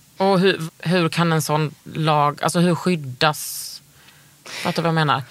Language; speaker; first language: Swedish; native; Swedish